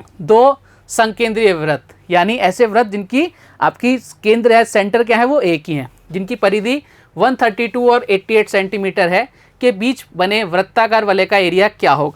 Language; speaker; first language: Hindi; native; Hindi